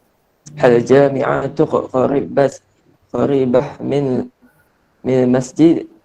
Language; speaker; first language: Arabic; non-native, learner; Malay